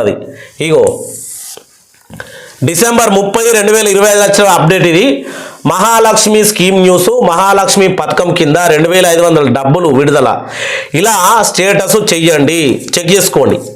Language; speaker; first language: Telugu; native; Telugu